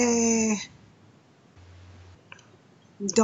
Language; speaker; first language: French; non-native, learner; English